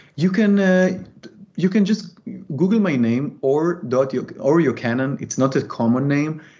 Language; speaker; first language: English; non-native, fluent; Hebrew